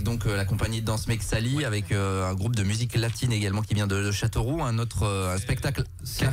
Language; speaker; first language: French; native; French